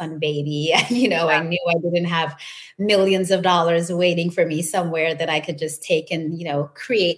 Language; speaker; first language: English; non-native, local second language; Wolof